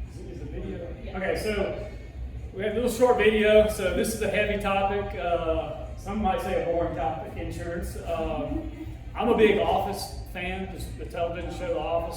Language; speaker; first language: English; native; English